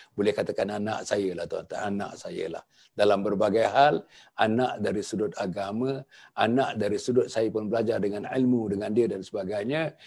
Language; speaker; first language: Malay; native; Malay